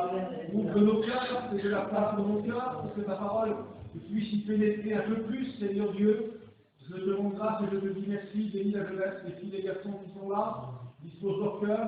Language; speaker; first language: French; native; French